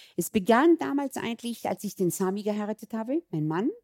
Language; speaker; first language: German; early bilingual, other home language; Hebrew